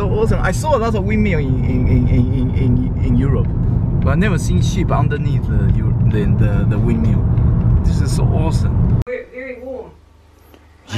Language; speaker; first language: English; non-native, fluent; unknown